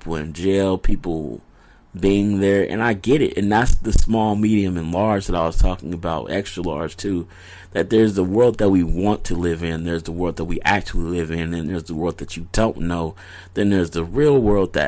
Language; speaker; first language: English; native; English